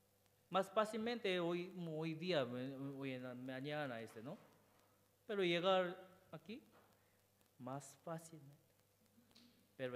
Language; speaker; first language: Spanish; non-native, learner; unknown